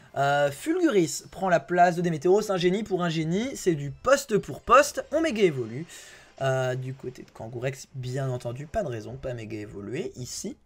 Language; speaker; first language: French; native; French